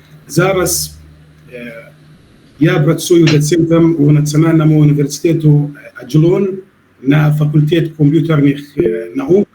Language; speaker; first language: Ukrainian; non-native, learner; Arabic